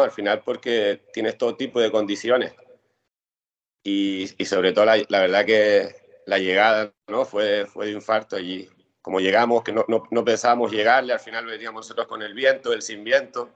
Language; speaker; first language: Spanish; native; Spanish